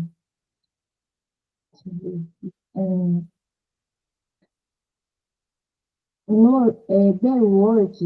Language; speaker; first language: English; non-native, learner; Portuguese